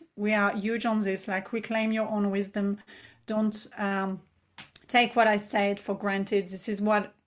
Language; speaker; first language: English; non-native, fluent; French